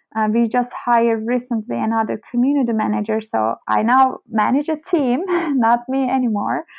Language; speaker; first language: English; non-native, fluent; Turkish